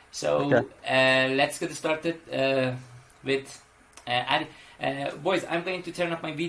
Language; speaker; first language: English; non-native, fluent; Persian